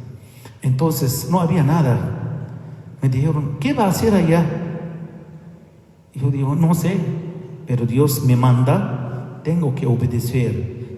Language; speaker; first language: Spanish; non-native, fluent; Arabic